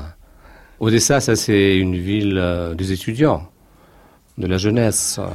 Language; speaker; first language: French; non-native, fluent; Russian